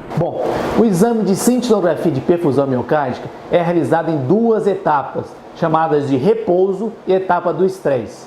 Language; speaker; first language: Portuguese; native; Portuguese